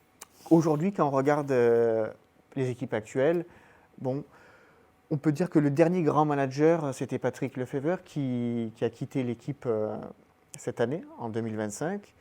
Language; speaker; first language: French; native; French